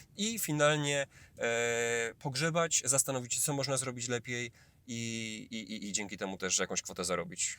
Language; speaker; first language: Polish; native; Polish